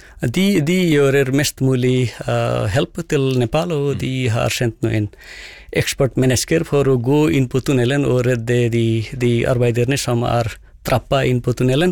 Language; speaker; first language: Norwegian; non-native, fluent; Nepali